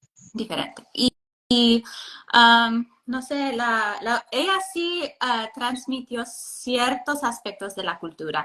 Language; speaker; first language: Spanish; non-native, fluent; English